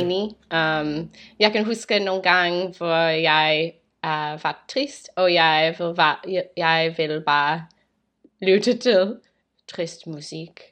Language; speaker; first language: Danish; non-native, learner; English